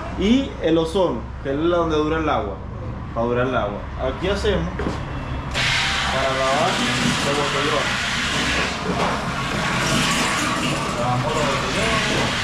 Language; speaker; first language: Spanish; native; Spanish